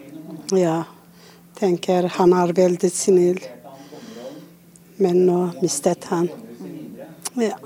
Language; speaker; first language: Norwegian; non-native, learner; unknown